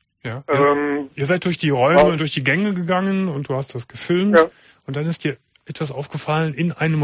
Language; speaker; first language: German; native; German